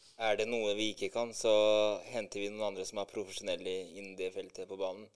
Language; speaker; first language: Norwegian; early bilingual, other home language; Albanian